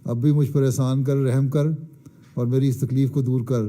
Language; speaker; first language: Urdu; native; Urdu